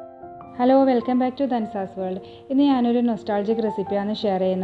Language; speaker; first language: Malayalam; native; Malayalam